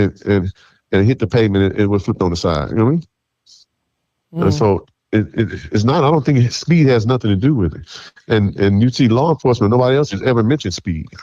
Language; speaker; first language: English; native; English